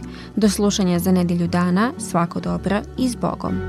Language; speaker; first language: Serbian; native; Serbian